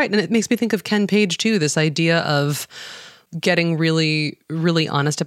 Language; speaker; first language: English; native; English